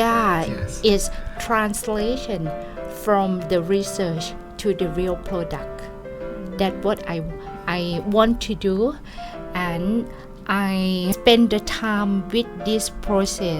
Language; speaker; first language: English; non-native, learner; Thai